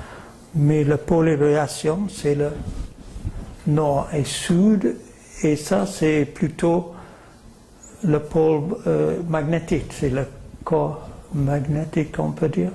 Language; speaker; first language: French; non-native, learner; English